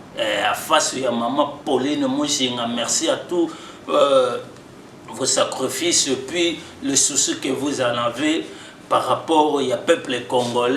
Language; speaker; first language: French; non-native, local second language; Lingala